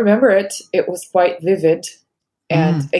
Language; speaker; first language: English; non-native, fluent; Russian